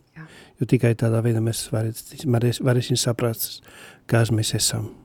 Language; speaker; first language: Latvian; non-native, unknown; Spanish